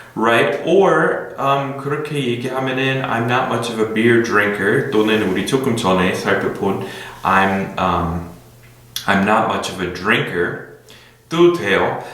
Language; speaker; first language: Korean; non-native, fluent; English